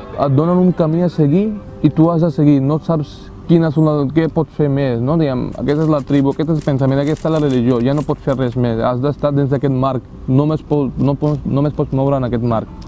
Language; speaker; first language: Catalan; non-native, fluent; Urdu